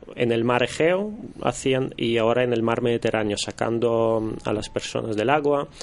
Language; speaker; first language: Spanish; non-native, fluent; Russian